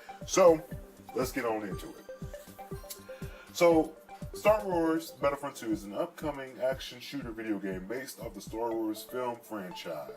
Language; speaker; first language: English; native; English